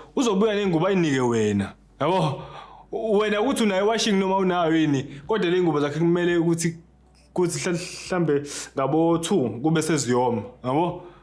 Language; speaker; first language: Zulu; native; Zulu